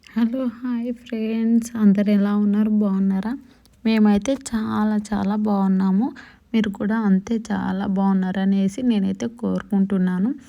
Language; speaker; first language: Telugu; non-native, local second language; Lambadi